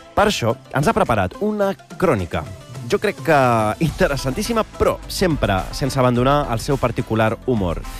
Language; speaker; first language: Catalan; early bilingual, other home language; Arabic